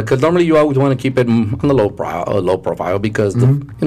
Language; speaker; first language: English; early bilingual, other home language; Spanish